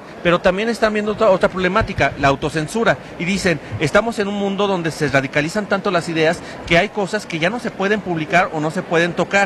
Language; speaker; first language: Spanish; native; Spanish